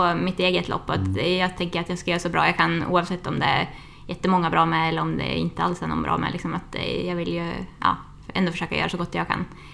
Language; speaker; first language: Swedish; native; Swedish